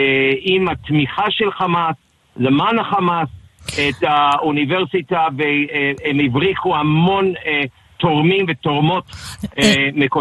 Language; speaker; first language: Hebrew; non-native, fluent; English